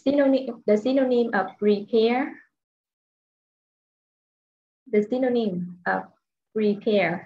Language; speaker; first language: English; non-native, fluent; Vietnamese